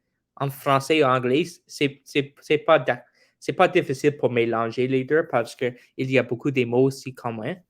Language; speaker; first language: French; non-native, local second language; English